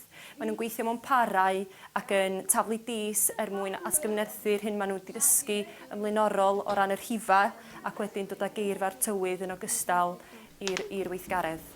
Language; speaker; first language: Welsh; native; Welsh